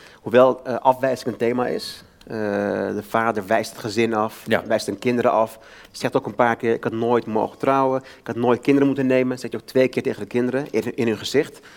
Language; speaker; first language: Dutch; native; Dutch